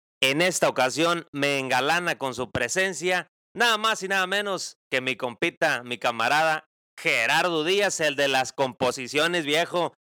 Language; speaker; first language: Spanish; native; Spanish